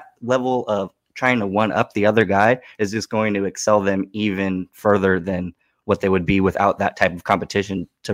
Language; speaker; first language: English; native; English